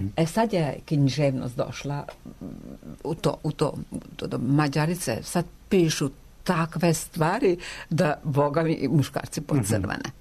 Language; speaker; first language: Serbian; non-native, local second language; Hungarian